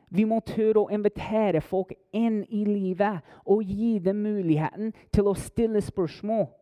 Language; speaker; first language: Norwegian; non-native, fluent; English